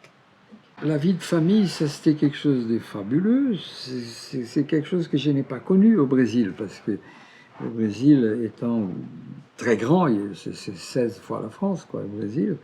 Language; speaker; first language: French; non-native, fluent; Portuguese